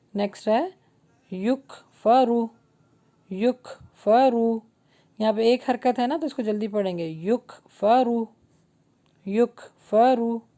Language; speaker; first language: Urdu; native; Urdu